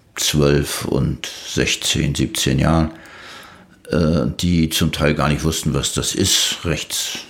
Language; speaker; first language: German; native; German